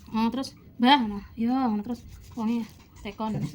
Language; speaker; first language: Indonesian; non-native, local second language; Javanese